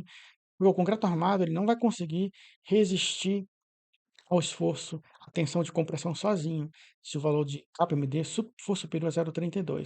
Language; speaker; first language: Portuguese; native; Portuguese